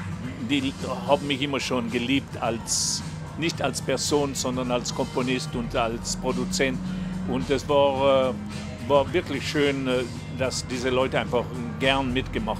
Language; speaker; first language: German; non-native, local second language; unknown